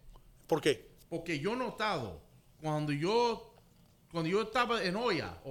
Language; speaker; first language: Spanish; early bilingual, heritage; English